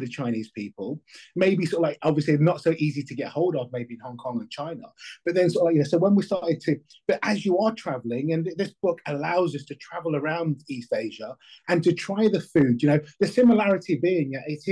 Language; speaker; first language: English; native; English